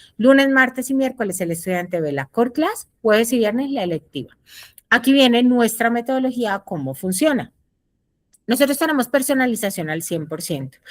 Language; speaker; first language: Spanish; native; Spanish